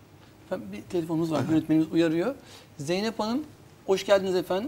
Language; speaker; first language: Turkish; native; Turkish